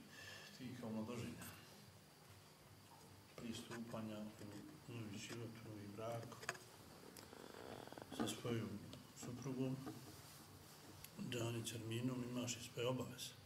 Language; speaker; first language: Bosnian; native; Bosnian